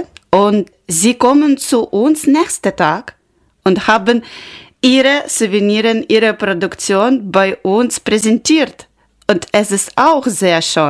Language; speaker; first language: German; non-native, learner; Ukrainian